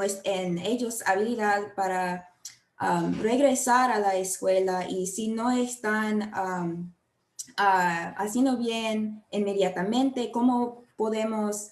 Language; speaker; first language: Spanish; non-native, learner; English